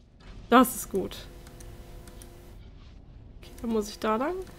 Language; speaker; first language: German; native; German